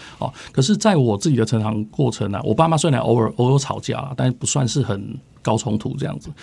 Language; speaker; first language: Chinese; native; Chinese